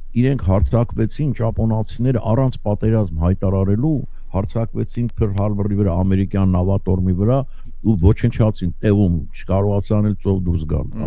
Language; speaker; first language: Armenian; native; Armenian